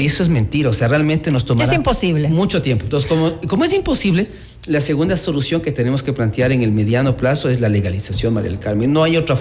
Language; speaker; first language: Spanish; native; Spanish